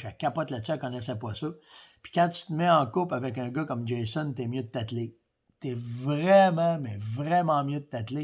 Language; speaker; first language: French; native; French